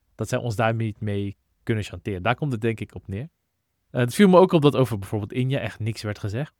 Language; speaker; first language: Dutch; native; Dutch